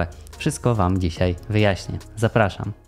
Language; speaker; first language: Polish; native; Polish